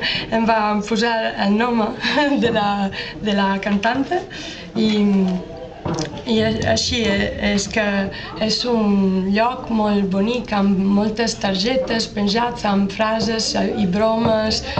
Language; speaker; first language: Catalan; non-native, learner; Italian